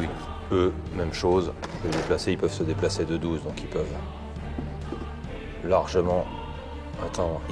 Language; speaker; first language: French; native; French